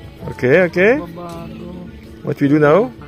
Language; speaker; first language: English; non-native, learner; French